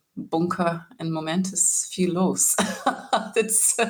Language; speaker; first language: German; non-native, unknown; English